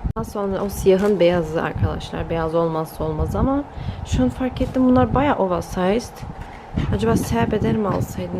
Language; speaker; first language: Turkish; early bilingual, heritage; Turkish